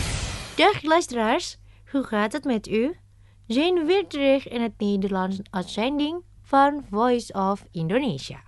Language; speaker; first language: Dutch; non-native, learner; Indonesian